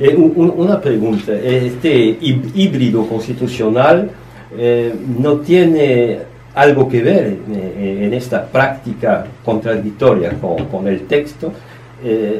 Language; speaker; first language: Spanish; non-native, fluent; French